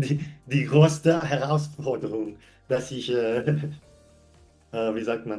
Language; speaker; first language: German; non-native, learner; English